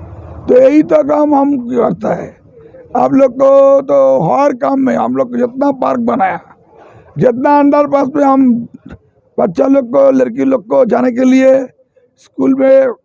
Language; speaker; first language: Hindi; non-native, local second language; Bangla